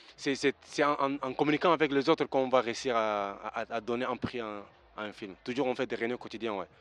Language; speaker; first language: French; early bilingual, other home language; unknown